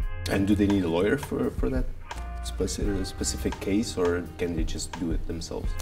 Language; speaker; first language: English; early bilingual, other home language; Portuguese